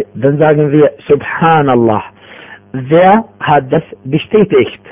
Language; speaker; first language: German; non-native, fluent; Arabic